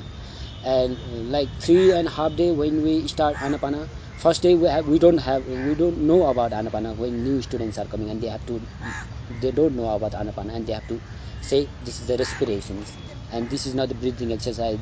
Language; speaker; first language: English; non-native, local second language; Nepali